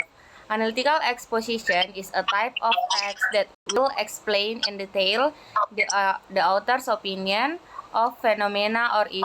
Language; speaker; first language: English; non-native, learner; Indonesian